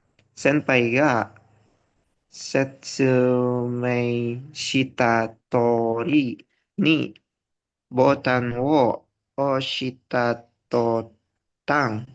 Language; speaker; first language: Japanese; non-native, learner; Indonesian